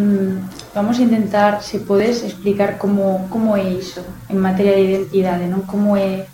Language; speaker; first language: Galician; native; Galician